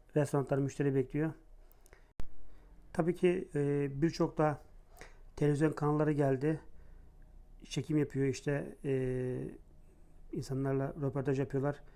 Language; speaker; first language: Turkish; native; Turkish